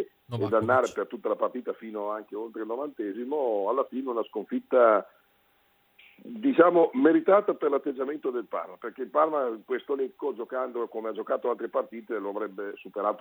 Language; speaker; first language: Italian; native; Italian